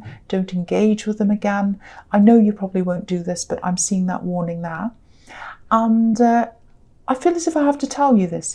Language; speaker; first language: English; native; English